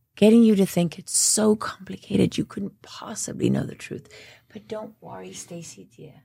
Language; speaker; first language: English; native; English